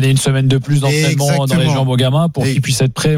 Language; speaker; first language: French; native; French